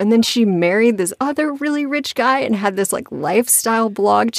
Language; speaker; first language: English; native; English